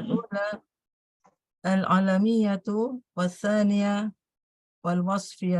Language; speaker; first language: Arabic; non-native, learner; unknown